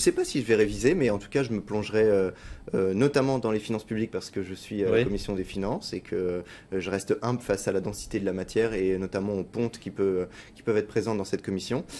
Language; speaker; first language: French; native; French